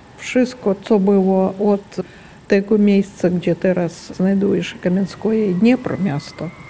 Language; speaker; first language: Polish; non-native, learner; Ukrainian